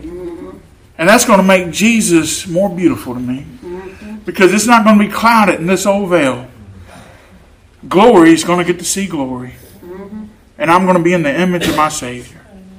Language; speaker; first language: English; native; English